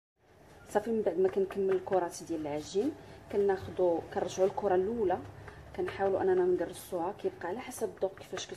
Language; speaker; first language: Arabic; native; Arabic